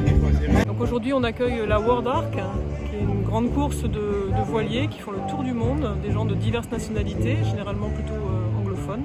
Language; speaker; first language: French; native; French